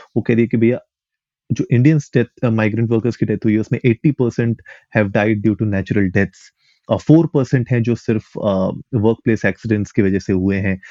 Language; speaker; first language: Hindi; native; Hindi